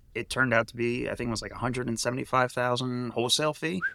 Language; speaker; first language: English; native; English